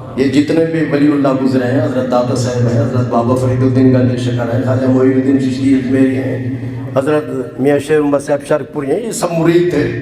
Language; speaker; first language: Urdu; non-native, local second language; Punjabi